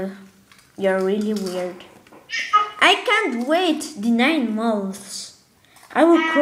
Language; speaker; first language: English; non-native, learner; Spanish